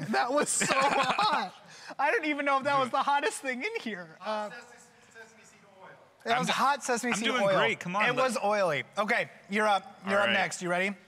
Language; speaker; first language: English; native; English